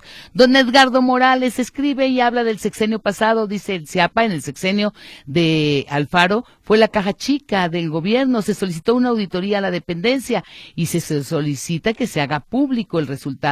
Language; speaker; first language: Spanish; native; Spanish